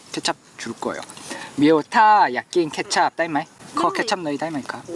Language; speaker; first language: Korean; native; Korean